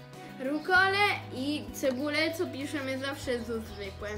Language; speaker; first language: Polish; early bilingual, heritage; Polish